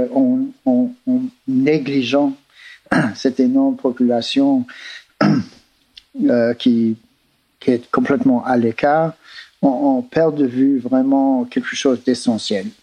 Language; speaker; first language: French; non-native, fluent; English